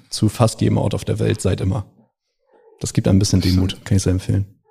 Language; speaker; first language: German; native; German